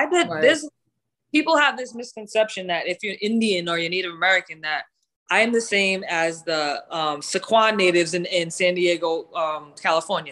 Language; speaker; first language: English; native; English